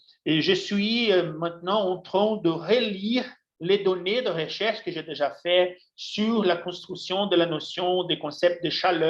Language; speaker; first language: French; non-native, fluent; Portuguese